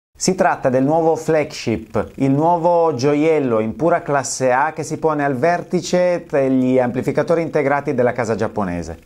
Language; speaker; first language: Italian; native; Italian